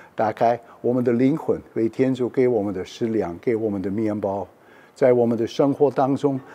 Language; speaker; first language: Chinese; non-native, fluent; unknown